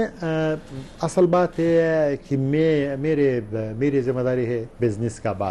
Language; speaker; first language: Hindi; non-native, learner; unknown